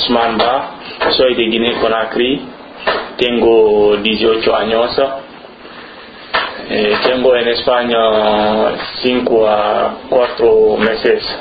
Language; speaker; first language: Spanish; non-native, learner; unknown